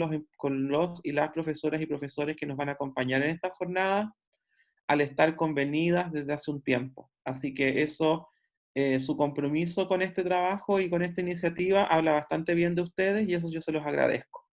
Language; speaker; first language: Spanish; native; Spanish